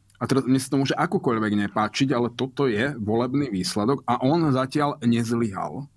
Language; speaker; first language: Slovak; non-native, local second language; Hungarian